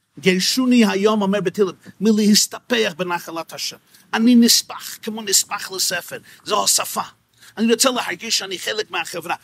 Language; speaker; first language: Hebrew; non-native, fluent; English